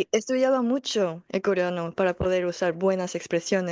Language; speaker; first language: Spanish; non-native, fluent; Korean